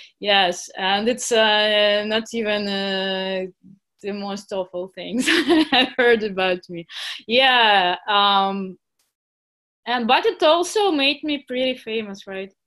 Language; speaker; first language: English; non-native, fluent; Russian